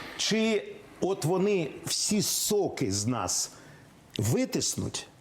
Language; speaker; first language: Ukrainian; native; Ukrainian